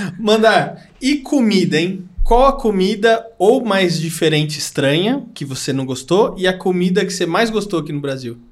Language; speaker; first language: Portuguese; native; Portuguese